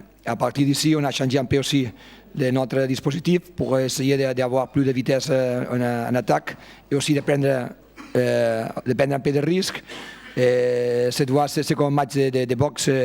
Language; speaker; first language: French; non-native, fluent; Spanish